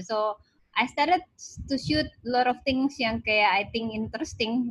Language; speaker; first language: English; non-native, local second language; Indonesian